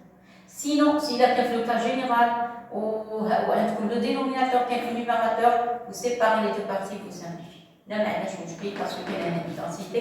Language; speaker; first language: French; non-native, local second language; Arabic